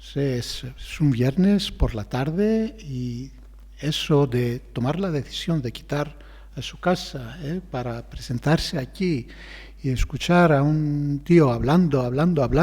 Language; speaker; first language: Spanish; non-native, fluent; Greek